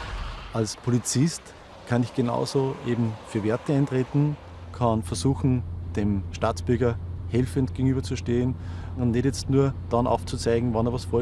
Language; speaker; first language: German; native; German